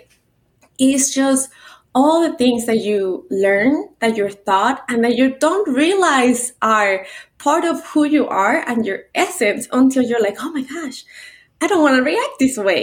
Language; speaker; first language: English; non-native, fluent; Spanish